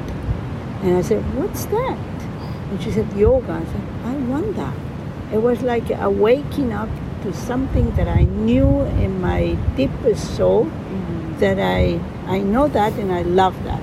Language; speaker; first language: English; non-native, fluent; Spanish